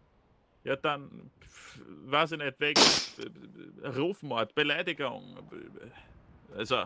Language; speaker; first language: German; native; German